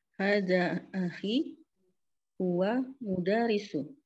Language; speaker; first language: Arabic; non-native, learner; Indonesian